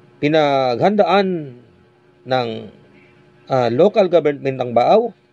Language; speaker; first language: Filipino; non-native, local second language; Bikol